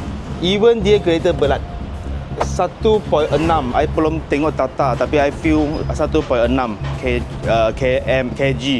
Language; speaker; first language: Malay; non-native, local second language; Chinese